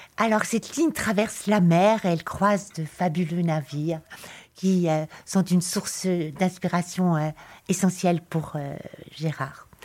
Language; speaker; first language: French; native; French